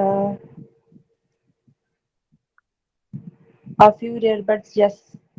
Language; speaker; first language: English; non-native, learner; Urdu